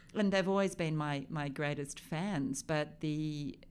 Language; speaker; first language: English; native; English